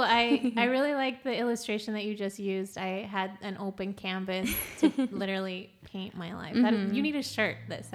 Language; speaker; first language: English; early bilingual, other home language; Spanish